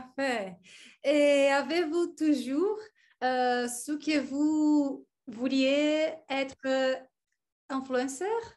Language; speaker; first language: French; non-native, learner; English